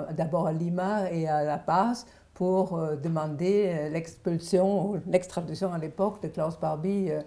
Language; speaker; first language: French; non-native, fluent; German